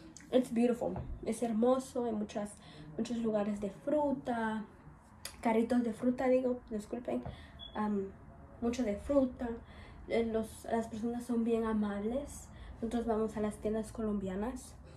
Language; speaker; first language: Spanish; early bilingual, heritage; Spanish